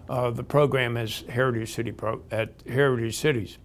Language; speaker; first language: English; native; English